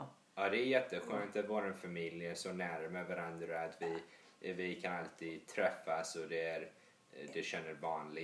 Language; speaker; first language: Swedish; early bilingual, heritage; English